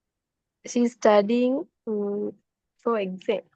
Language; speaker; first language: English; non-native, learner; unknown